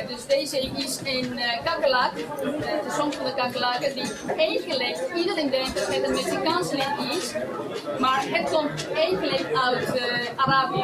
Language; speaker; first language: Dutch; non-native, fluent; Spanish